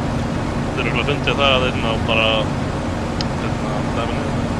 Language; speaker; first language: Icelandic; native; Icelandic